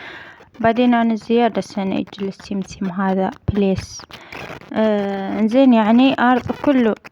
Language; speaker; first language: Arabic; non-native, learner; Amharic